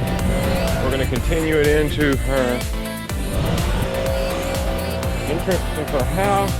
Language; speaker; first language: English; native; English